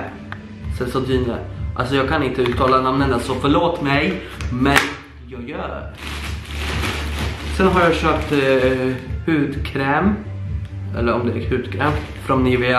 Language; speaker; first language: Swedish; early bilingual, other home language; Polish